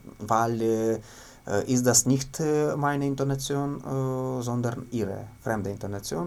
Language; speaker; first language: German; non-native, learner; Ukrainian